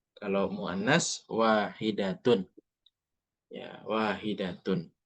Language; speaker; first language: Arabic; non-native, fluent; Indonesian